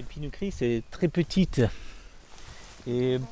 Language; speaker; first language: French; non-native, fluent; German